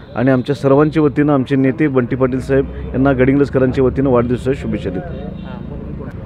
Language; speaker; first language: Marathi; native; Marathi